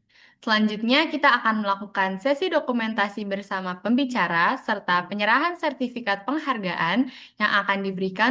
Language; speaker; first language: Indonesian; native; Indonesian